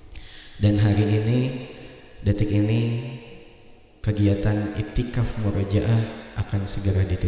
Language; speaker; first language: Indonesian; native; Indonesian